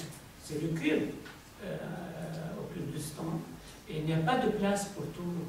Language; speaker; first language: French; non-native, fluent; Arabic